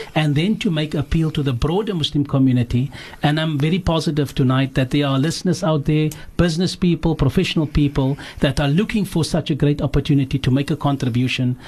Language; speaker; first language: English; native; English